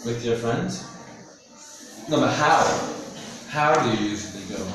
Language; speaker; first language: English; non-native, learner; Vietnamese